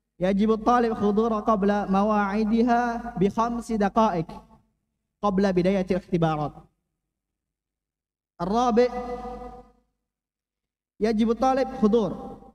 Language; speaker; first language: Arabic; non-native, learner; Indonesian